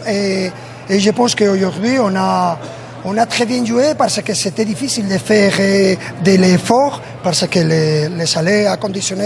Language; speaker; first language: French; non-native, learner; Spanish